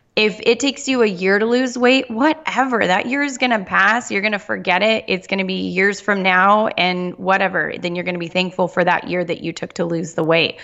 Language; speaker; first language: English; native; English